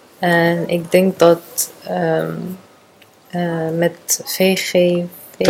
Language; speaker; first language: Dutch; non-native, learner; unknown